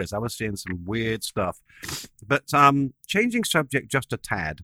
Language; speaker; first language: English; native; English